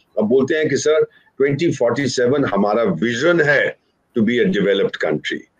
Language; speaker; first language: Hindi; native; Hindi